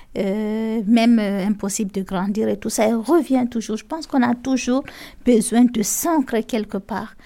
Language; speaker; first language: French; non-native, local second language; Fula